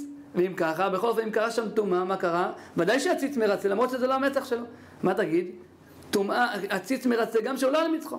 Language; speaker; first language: Hebrew; native; Hebrew